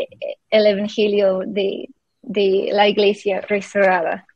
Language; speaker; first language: Spanish; non-native, fluent; English